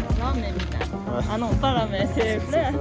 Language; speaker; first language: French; non-native, learner; Japanese